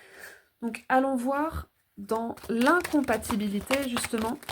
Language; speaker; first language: French; native; French